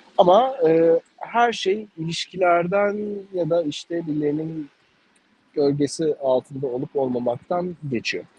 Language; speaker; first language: Turkish; native; Turkish